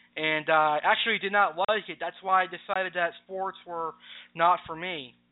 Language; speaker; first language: English; native; English